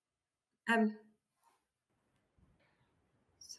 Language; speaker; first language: French; non-native, learner; German